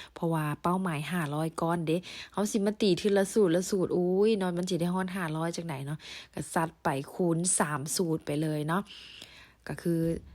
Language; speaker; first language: Thai; native; Thai